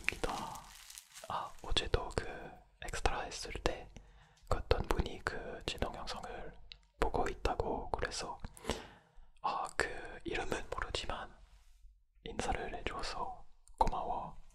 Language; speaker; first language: Korean; non-native, fluent; French